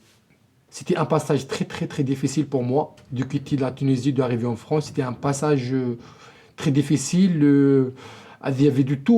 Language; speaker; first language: French; non-native, local second language; Arabic